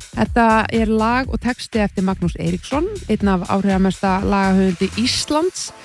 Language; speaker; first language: Icelandic; native; Icelandic